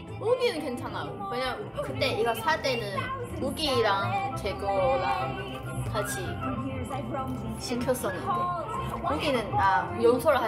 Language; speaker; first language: Korean; non-native, fluent; Chinese